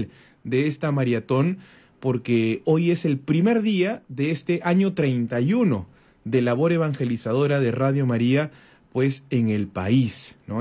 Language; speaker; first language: Spanish; native; Spanish